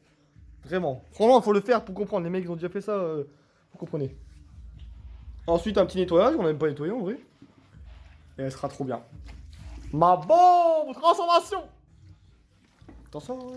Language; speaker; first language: French; native; French